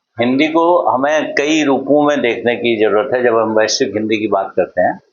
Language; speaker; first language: Hindi; native; Hindi